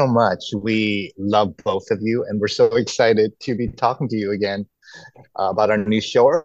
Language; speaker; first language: English; early bilingual, other home language; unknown